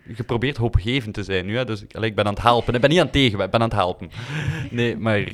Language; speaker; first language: Dutch; native; Dutch